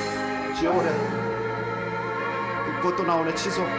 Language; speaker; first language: Korean; native; Korean